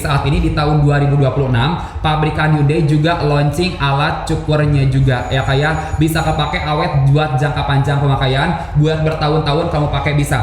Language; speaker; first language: Indonesian; native; Indonesian